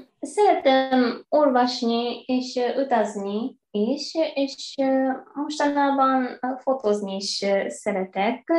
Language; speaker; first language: Hungarian; non-native, fluent; Japanese